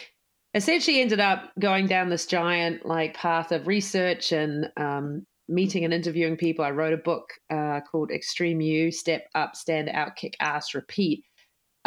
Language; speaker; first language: English; native; English